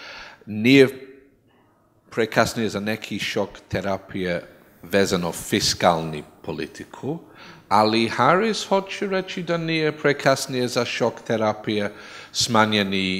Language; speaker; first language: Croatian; non-native, learner; English